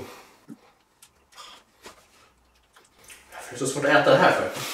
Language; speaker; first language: Swedish; native; Swedish